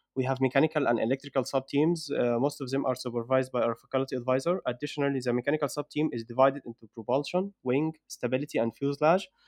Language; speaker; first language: English; non-native, fluent; Arabic